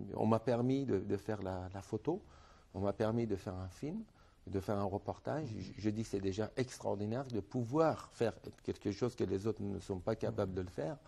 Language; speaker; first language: French; non-native, fluent; Persian